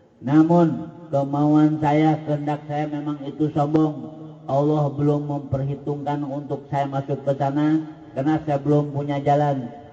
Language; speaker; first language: Indonesian; non-native, local second language; Sundanese